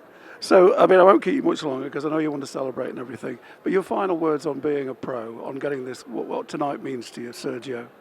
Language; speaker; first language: English; native; English